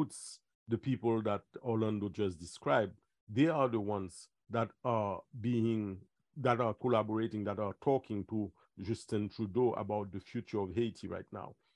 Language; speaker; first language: English; non-native, fluent; Haitian Creole